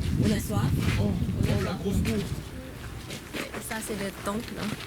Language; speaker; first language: French; non-native, learner; Korean